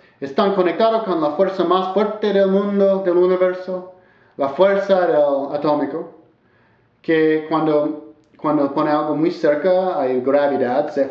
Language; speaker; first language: Spanish; non-native, learner; English